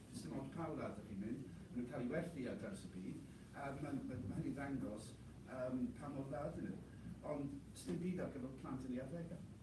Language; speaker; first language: Welsh; non-native, local second language; English